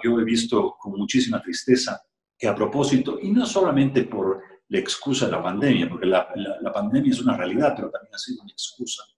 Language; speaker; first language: Spanish; native; Spanish